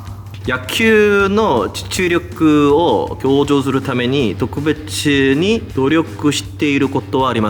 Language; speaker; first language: Japanese; non-native, learner; Korean